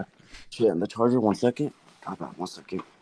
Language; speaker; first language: English; native; English